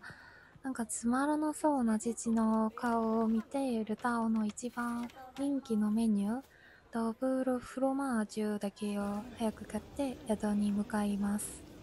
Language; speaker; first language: Japanese; non-native, fluent; Korean